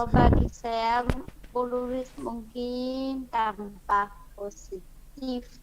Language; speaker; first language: Indonesian; non-native, fluent; Chinese